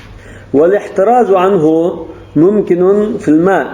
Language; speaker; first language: Arabic; non-native, fluent; Uzbek